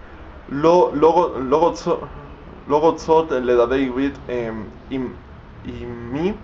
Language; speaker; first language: Hebrew; non-native, learner; Spanish